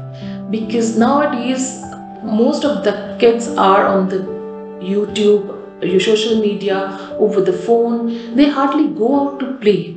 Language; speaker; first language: English; non-native, local second language; Hindi